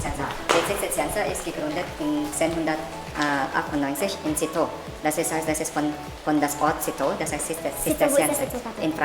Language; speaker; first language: German; non-native, learner; Filipino